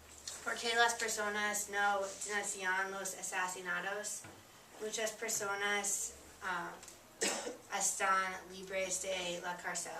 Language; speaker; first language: Spanish; non-native, learner; English